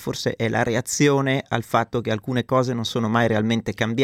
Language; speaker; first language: Italian; native; Italian